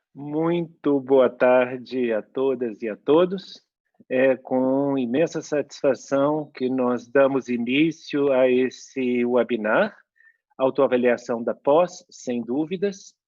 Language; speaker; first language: Portuguese; native; Portuguese